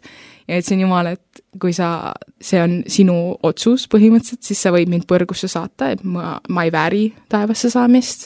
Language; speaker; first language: Estonian; early bilingual, heritage; Estonian